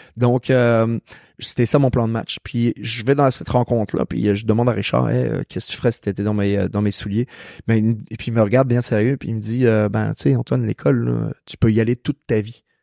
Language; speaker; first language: French; native; French